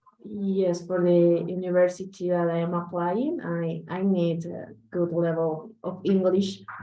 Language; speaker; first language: English; non-native, learner; Spanish